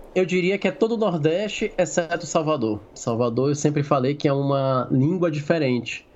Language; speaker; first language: Portuguese; native; Portuguese